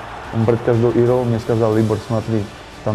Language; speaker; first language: Russian; non-native, learner; Slovak